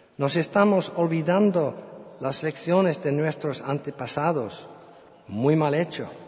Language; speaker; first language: Spanish; non-native, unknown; English